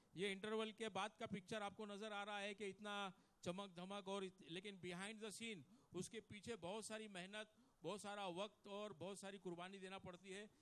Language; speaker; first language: Hindi; non-native, local second language; Marathi